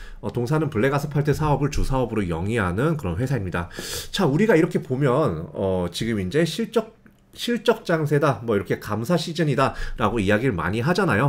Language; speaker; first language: Korean; native; Korean